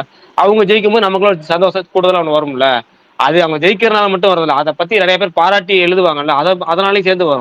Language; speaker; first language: Tamil; native; Tamil